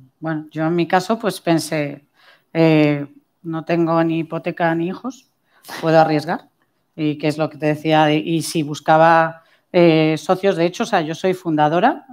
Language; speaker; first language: Spanish; native; Spanish